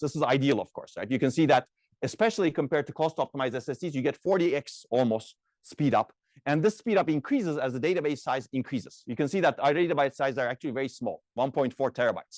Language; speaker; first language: English; non-native, fluent; Turkish